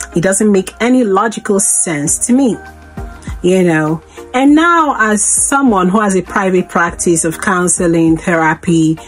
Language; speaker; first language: English; non-native, local second language; Igbo